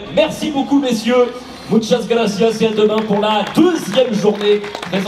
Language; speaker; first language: French; native; French